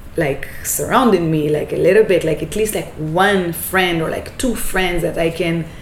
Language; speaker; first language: English; non-native, fluent; Hebrew